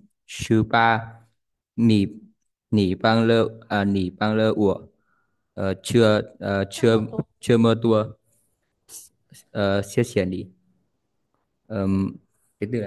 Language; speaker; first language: Chinese; non-native, learner; Vietnamese